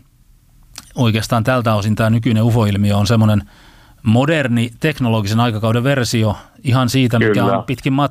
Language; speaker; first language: Finnish; native; Finnish